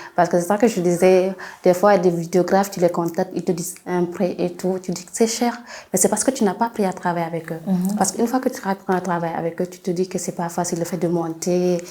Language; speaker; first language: French; non-native, local second language; Fula